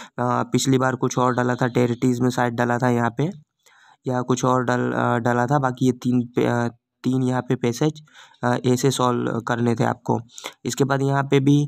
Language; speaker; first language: Hindi; native; Hindi